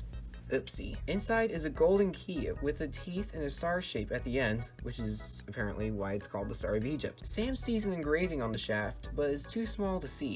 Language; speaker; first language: English; native; English